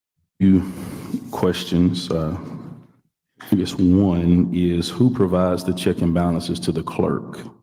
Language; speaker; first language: English; native; English